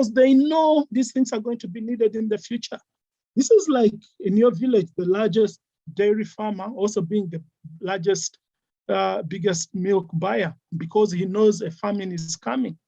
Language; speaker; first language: English; non-native, local second language; Ganda